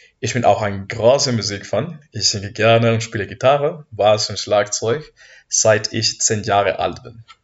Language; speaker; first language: German; non-native, fluent; Spanish